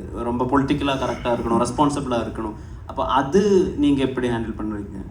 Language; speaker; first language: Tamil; non-native, local second language; Malayalam